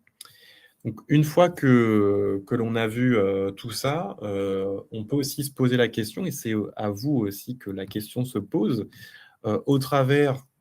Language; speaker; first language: French; native; French